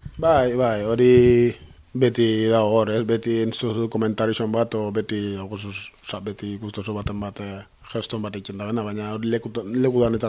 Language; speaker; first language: Basque; non-native, fluent; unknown